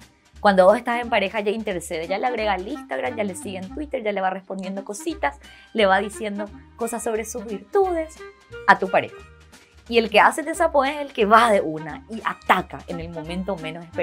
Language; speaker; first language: Spanish; native; Spanish